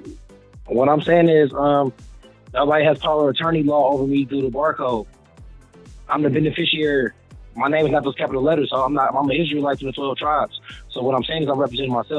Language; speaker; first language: English; native; English